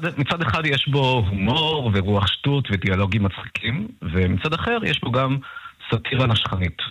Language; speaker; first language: Hebrew; early bilingual, other home language; Russian